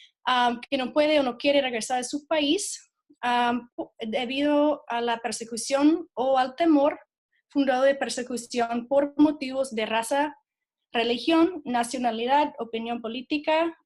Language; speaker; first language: Spanish; non-native, fluent; English